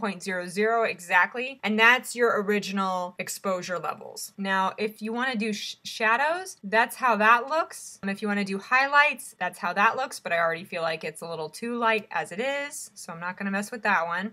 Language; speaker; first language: English; native; English